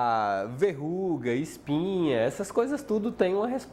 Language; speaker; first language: Portuguese; native; Portuguese